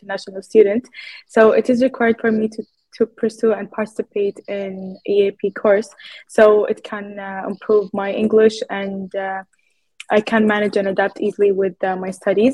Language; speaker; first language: English; non-native, fluent; Arabic